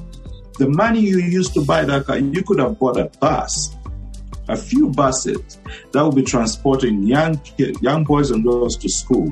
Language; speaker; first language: English; non-native, local second language; Bemba